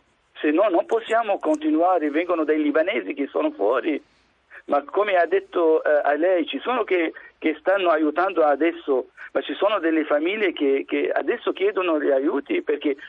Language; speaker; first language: Italian; non-native, fluent; Arabic